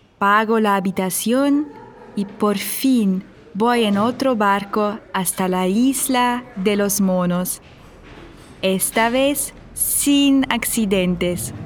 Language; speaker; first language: Spanish; non-native, fluent; German